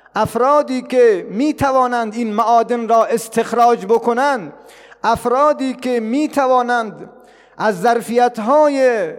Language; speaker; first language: Persian; non-native, local second language; Baluchi